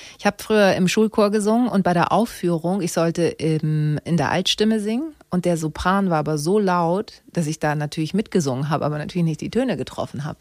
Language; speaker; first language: German; native; German